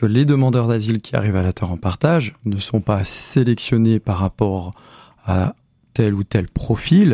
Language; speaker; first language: French; native; French